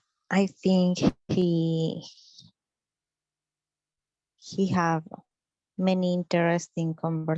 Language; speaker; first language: English; non-native, learner; Spanish